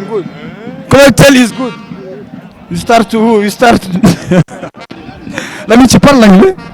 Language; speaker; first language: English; non-native, learner; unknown